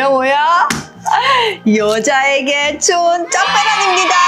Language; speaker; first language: Korean; non-native, learner; Persian